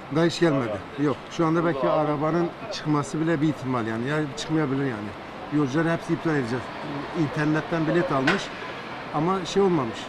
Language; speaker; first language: Turkish; non-native, fluent; Persian